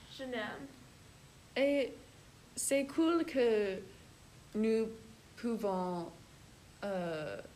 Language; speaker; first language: French; non-native, learner; English